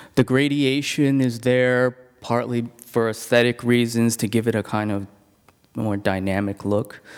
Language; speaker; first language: English; non-native, local second language; Cantonese